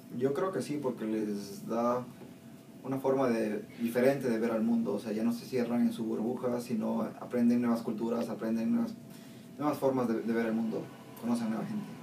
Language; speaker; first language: Spanish; native; Spanish